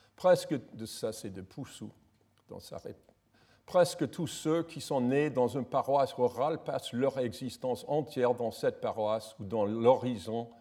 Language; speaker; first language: French; non-native, fluent; English